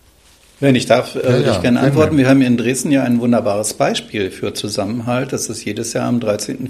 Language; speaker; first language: German; native; German